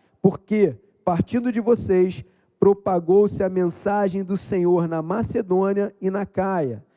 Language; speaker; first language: Portuguese; native; Portuguese